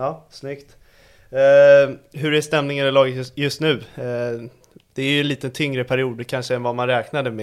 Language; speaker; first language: Swedish; native; Swedish